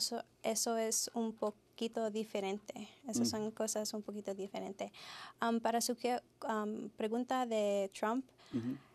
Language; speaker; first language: Spanish; early bilingual, heritage; Spanish